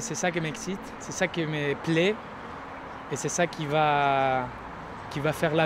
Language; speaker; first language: French; non-native, fluent; Spanish